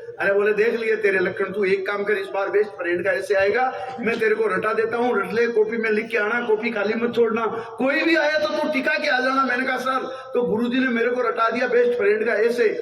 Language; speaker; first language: Hindi; native; Hindi